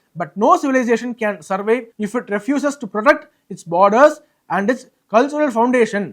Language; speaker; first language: English; non-native, local second language; Tamil